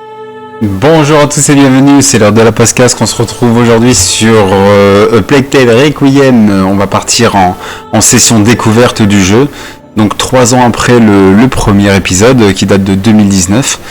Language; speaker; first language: French; native; French